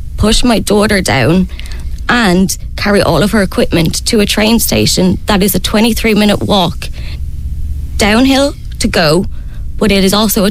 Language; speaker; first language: English; native; English